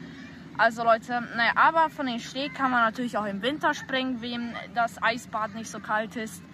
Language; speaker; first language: German; early bilingual, other home language; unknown